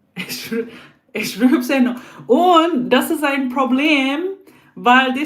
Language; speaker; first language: German; non-native, learner; English